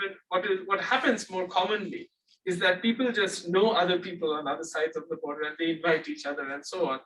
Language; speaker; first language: English; non-native, local second language; Bangla